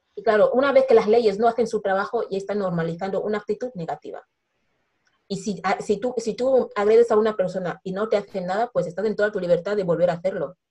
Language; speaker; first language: Spanish; non-native, local second language; Fang